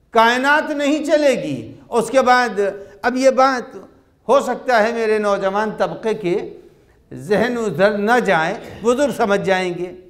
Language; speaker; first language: Urdu; native; Urdu